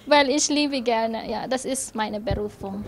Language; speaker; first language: German; non-native, learner; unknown